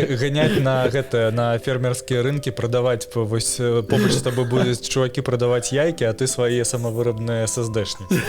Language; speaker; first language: Belarusian; non-native, local second language; Russian